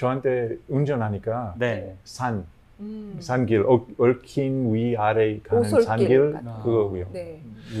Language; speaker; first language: Korean; non-native, learner; English